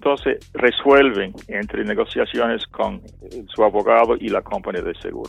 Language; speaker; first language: Spanish; non-native, fluent; English